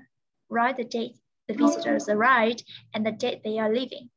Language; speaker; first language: English; non-native, learner; Vietnamese